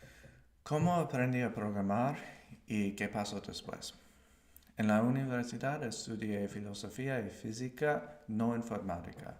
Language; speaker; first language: Spanish; non-native, learner; English